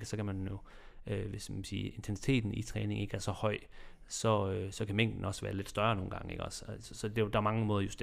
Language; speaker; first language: Danish; native; Danish